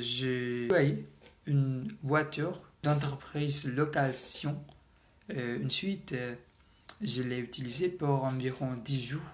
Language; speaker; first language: French; non-native, learner; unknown